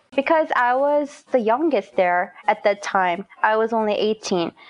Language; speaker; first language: English; non-native, fluent; Korean